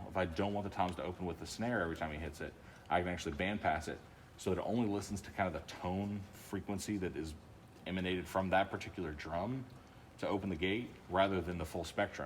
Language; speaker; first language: English; native; English